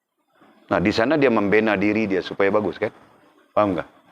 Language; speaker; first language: Malay; native; Malay